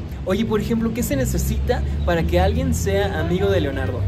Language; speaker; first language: Spanish; native; Spanish